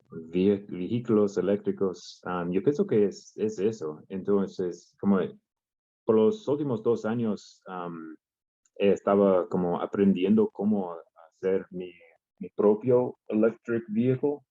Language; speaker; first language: Spanish; non-native, learner; English